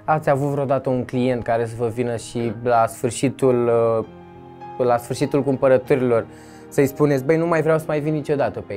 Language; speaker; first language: Romanian; native; Romanian